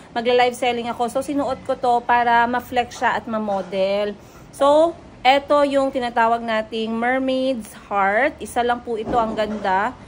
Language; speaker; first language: Filipino; native; Filipino